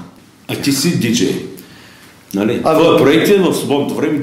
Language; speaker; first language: Bulgarian; native; Bulgarian